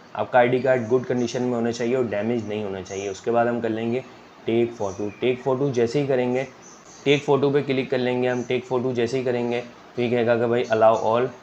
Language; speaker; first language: Urdu; native; Urdu